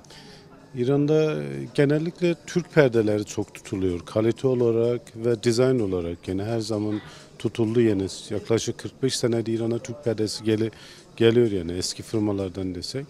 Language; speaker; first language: Turkish; non-native, fluent; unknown